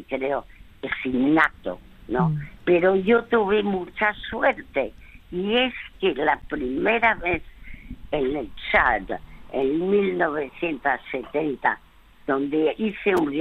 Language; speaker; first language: Spanish; early bilingual, other home language; French